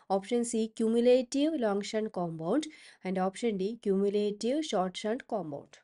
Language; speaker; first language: English; non-native, local second language; Malayalam